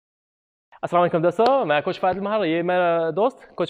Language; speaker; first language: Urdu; non-native, learner; Arabic